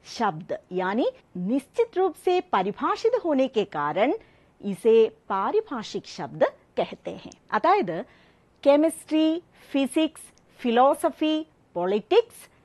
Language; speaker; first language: Hindi; non-native, local second language; Malayalam